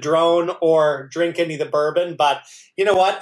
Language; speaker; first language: English; native; English